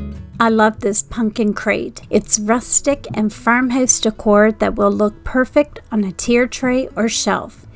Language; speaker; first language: English; native; English